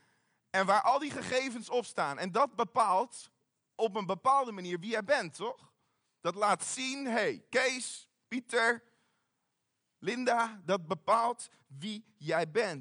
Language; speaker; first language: Dutch; native; Dutch